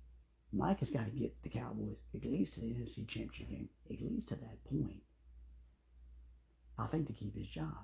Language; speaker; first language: English; native; English